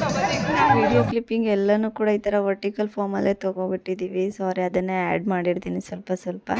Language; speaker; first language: Kannada; native; Kannada